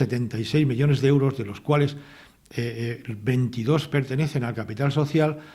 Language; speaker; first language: Spanish; native; Spanish